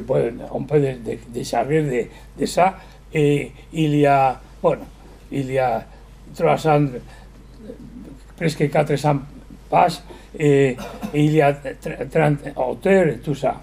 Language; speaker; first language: French; non-native, learner; Spanish